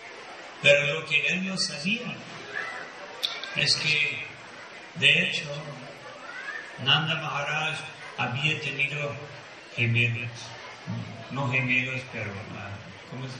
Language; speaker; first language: Spanish; non-native, fluent; Portuguese